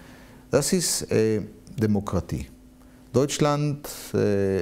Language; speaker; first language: German; non-native, fluent; Hebrew